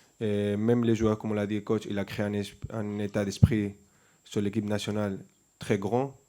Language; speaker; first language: French; non-native, fluent; Spanish